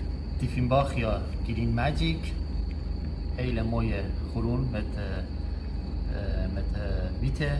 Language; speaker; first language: Dutch; non-native, learner; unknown